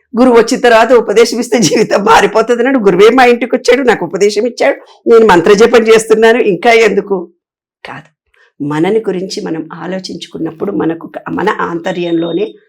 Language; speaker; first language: Telugu; native; Telugu